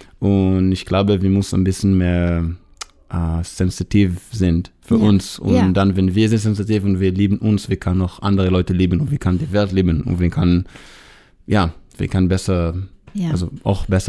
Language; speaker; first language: German; non-native, learner; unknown